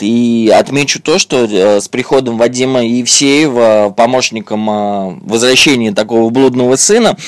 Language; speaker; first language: Russian; native; Russian